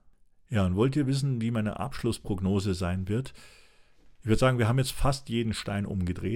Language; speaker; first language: German; native; German